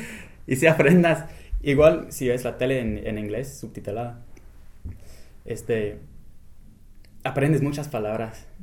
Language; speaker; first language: Spanish; non-native, fluent; English